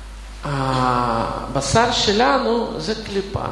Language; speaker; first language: Hebrew; non-native, fluent; Russian